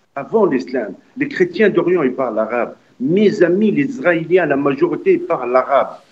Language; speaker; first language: French; non-native, local second language; Arabic